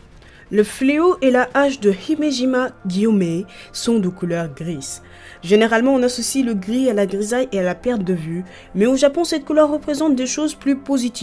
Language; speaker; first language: French; native; French